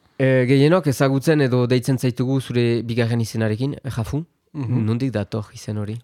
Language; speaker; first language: Basque; native; Basque